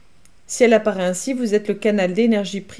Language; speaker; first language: French; native; French